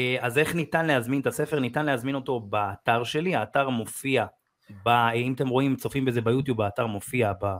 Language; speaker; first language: Hebrew; native; Hebrew